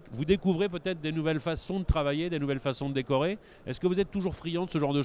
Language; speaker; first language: French; native; French